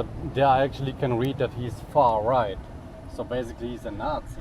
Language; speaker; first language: English; non-native, fluent; German